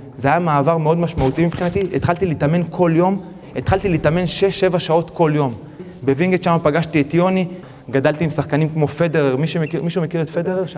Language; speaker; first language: Hebrew; early bilingual, other home language; Spanish